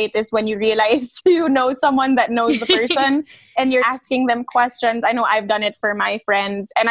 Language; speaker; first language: English; non-native, local second language; Filipino